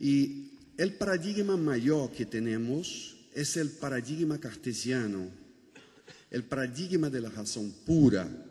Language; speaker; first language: Spanish; non-native, fluent; Portuguese